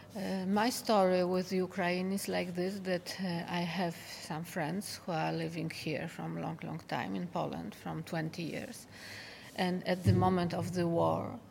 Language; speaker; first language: English; non-native, fluent; Polish